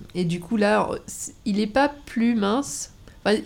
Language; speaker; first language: French; native; French